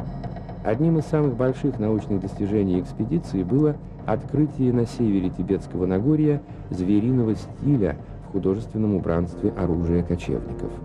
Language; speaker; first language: Russian; native; Russian